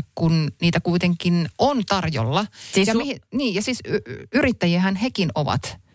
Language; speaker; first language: Finnish; native; Finnish